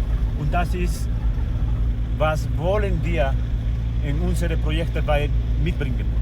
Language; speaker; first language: German; non-native, learner; Spanish